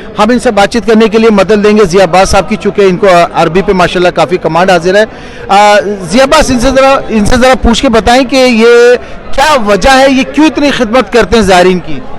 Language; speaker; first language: Urdu; native; Urdu